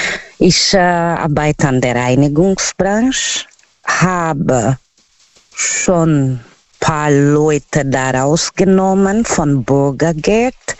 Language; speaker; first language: German; non-native, learner; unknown